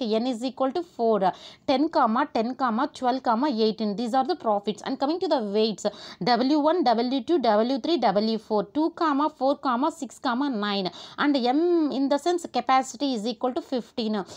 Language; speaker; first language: English; non-native, local second language; Telugu